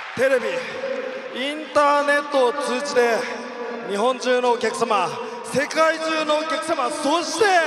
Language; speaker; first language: Japanese; native; Japanese